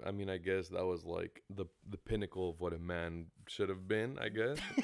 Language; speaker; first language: English; early bilingual, other home language; Spanish